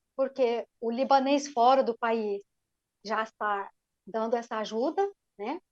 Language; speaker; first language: Portuguese; non-native, fluent; Arabic